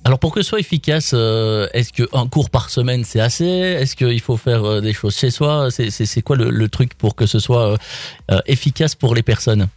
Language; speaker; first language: French; native; French